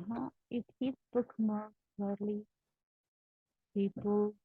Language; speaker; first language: English; non-native, learner; Spanish